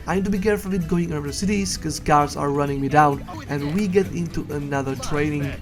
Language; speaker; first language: English; non-native, fluent; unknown